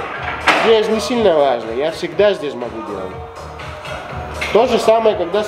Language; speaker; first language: Russian; non-native, fluent; Greek